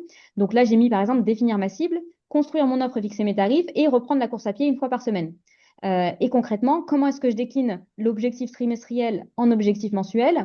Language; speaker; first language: French; native; French